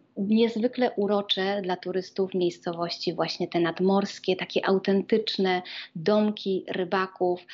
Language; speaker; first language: Polish; native; Polish